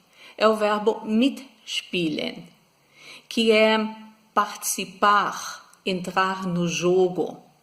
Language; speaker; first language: Portuguese; non-native, fluent; German